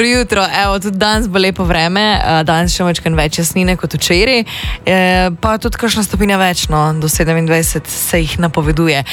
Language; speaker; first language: Slovenian; native; Slovenian